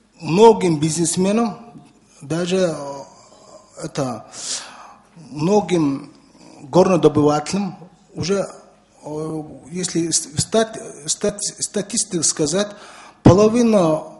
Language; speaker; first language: Russian; non-native, learner; Mongolian